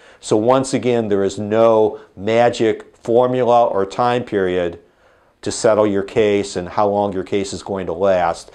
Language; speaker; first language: English; native; English